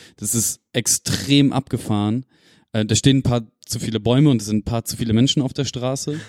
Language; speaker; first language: German; native; German